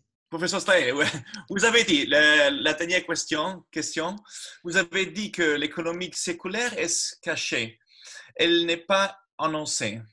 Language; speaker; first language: French; non-native, learner; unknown